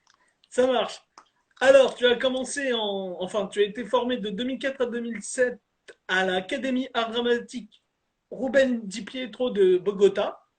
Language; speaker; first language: French; native; French